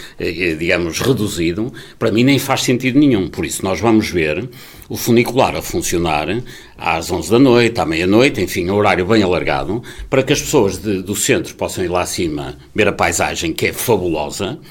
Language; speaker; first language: Portuguese; native; Portuguese